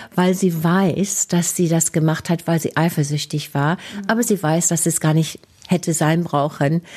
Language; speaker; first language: German; non-native, fluent; English